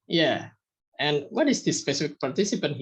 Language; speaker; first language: English; non-native, fluent; Indonesian